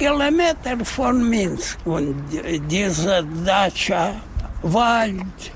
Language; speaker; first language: German; non-native, learner; Russian